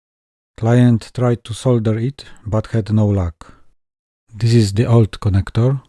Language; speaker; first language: English; non-native, fluent; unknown